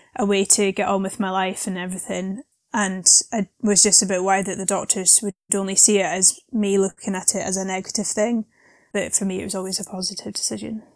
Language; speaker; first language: English; native; English